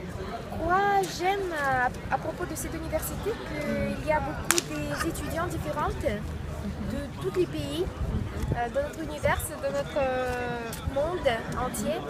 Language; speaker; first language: French; non-native, learner; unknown